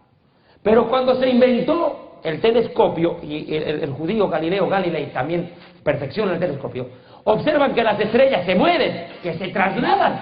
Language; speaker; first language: Spanish; native; Spanish